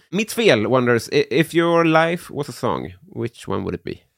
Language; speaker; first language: English; non-native, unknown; Swedish